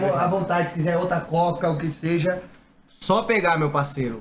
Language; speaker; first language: Portuguese; native; Portuguese